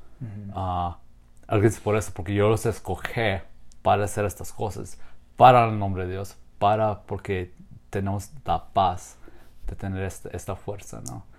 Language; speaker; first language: Spanish; non-native, fluent; English